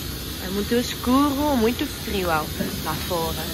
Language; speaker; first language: Portuguese; non-native, learner; Dutch